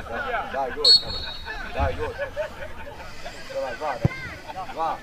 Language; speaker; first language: Serbian; native; Serbian